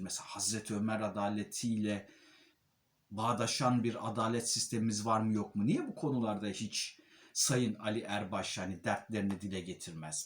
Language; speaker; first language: Turkish; native; Turkish